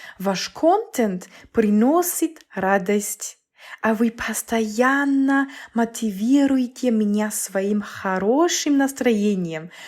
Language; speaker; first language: Russian; non-native, learner; German